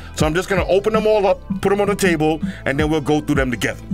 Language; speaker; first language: English; native; English